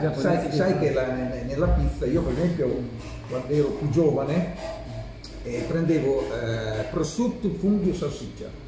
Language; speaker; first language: Italian; native; Italian